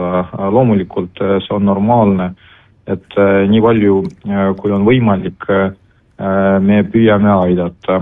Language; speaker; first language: Estonian; non-native, local second language; Russian